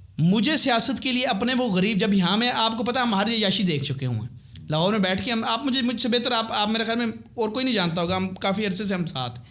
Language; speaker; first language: Urdu; non-native, local second language; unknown